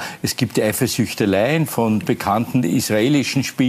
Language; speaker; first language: German; native; German